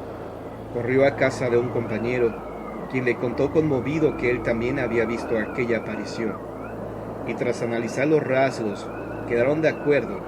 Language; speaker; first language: Spanish; native; Spanish